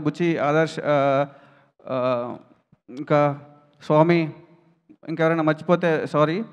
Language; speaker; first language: Telugu; native; Telugu